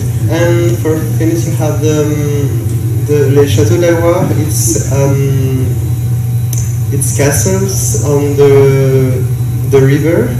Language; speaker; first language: English; non-native, learner; French